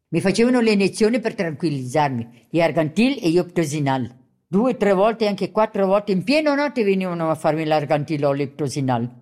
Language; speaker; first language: Italian; non-native, local second language; German